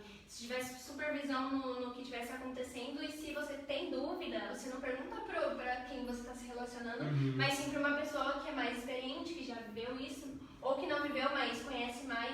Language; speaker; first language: Portuguese; native; Portuguese